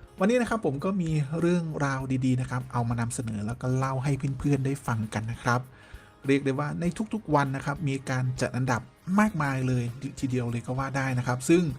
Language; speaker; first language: Thai; native; Thai